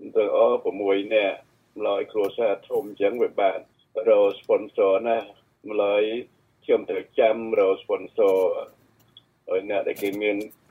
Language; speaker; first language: Khmer; native; Khmer